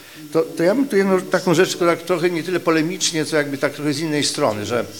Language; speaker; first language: Polish; native; Polish